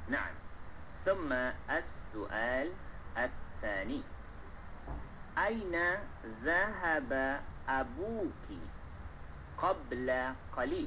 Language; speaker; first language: Arabic; non-native, fluent; Malay